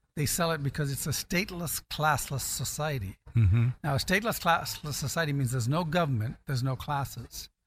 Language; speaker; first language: English; non-native, local second language; Akan